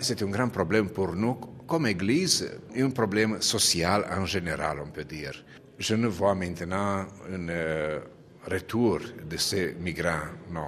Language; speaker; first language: French; non-native, fluent; Romanian